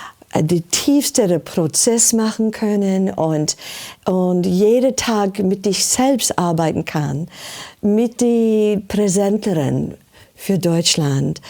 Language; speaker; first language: German; non-native, learner; English